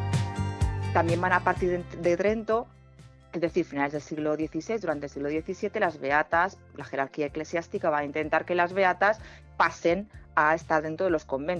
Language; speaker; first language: Spanish; native; Spanish